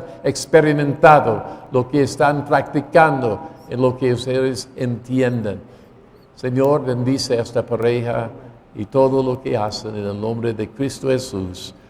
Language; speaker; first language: Spanish; non-native, fluent; English